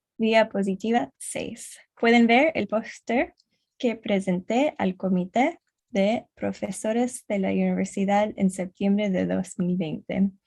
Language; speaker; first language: Spanish; non-native, learner; English